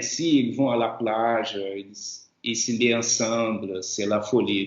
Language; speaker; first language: French; non-native, fluent; Portuguese